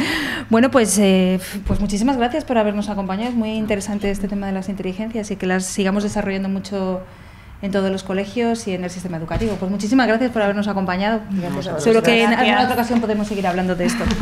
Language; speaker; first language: Spanish; native; Spanish